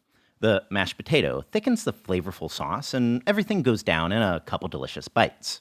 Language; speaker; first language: English; native; English